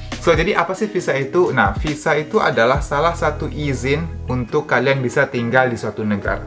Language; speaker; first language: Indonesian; native; Indonesian